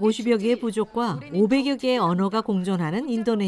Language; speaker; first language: Korean; native; Korean